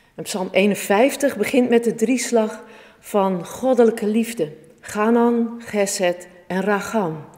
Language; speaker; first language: Dutch; native; Dutch